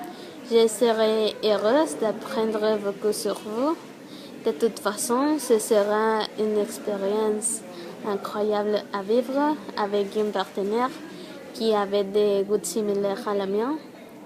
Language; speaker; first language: French; non-native, learner; Spanish